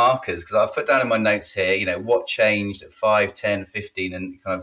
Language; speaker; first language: English; native; English